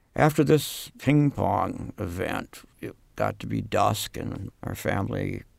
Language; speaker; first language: English; native; English